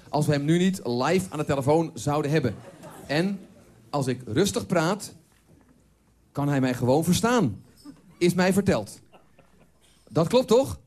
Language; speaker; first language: Dutch; native; Dutch